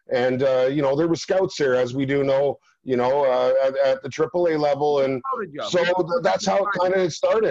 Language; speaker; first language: English; native; English